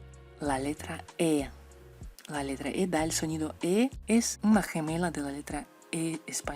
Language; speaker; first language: Spanish; non-native, fluent; Russian